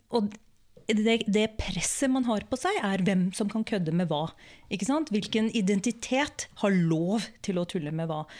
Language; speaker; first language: Norwegian; early bilingual, other home language; Urdu